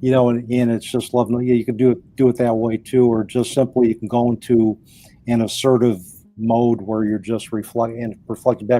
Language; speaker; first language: English; native; English